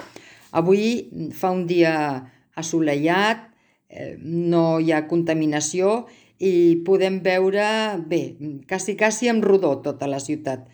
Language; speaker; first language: Catalan; native; Catalan